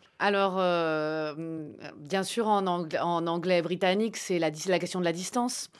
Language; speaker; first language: French; native; French